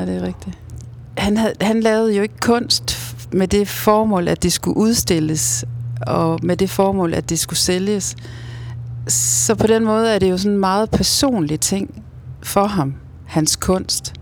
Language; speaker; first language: Danish; native; Danish